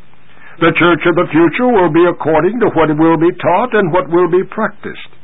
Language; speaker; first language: English; native; English